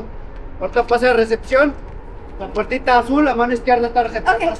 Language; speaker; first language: Spanish; native; Spanish